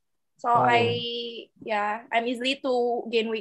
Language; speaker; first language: English; non-native, local second language; Indonesian